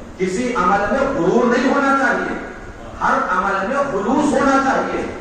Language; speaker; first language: Urdu; native; Urdu